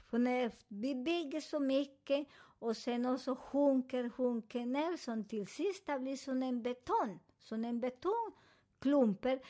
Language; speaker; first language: Swedish; non-native, fluent; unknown